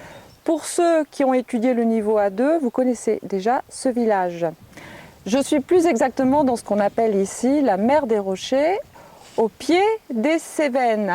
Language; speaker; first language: French; native; French